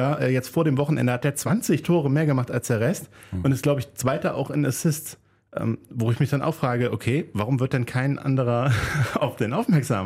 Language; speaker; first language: German; native; German